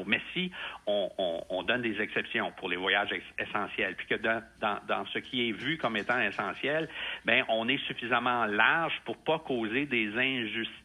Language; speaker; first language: French; native; French